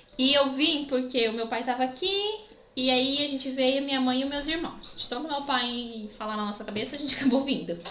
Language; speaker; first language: Portuguese; native; Portuguese